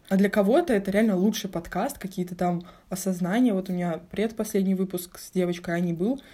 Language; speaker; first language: Russian; native; Russian